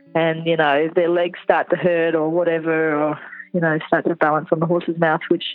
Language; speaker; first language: English; native; English